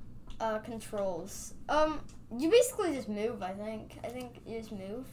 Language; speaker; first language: English; native; English